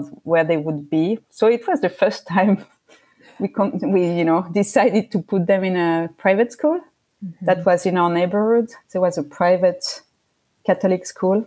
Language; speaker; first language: English; non-native, fluent; French